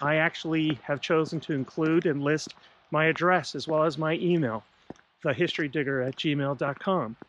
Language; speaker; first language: English; native; English